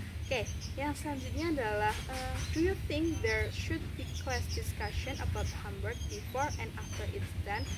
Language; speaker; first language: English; non-native, learner; Indonesian